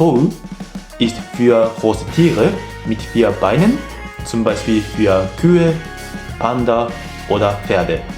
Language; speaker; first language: German; non-native, fluent; Japanese